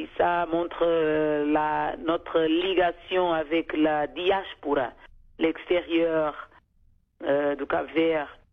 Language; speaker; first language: French; non-native, fluent; Kabuverdianu